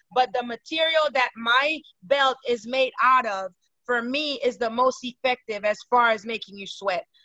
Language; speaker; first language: English; non-native, fluent; Haitian Creole